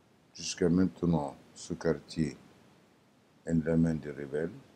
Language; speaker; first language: French; non-native, learner; Arabic